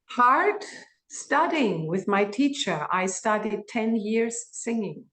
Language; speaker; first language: English; non-native, fluent; Greek